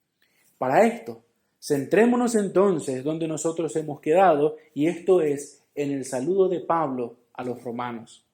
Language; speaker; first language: Spanish; native; Spanish